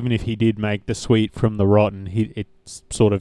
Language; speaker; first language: English; native; English